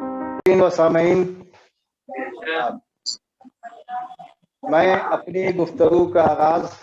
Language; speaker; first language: Urdu; native; Urdu